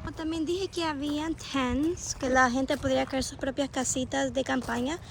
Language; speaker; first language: Spanish; early bilingual, other home language; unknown